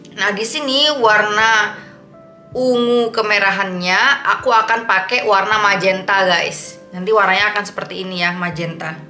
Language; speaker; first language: Indonesian; native; Indonesian